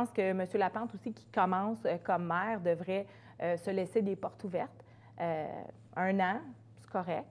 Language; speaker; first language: French; native; French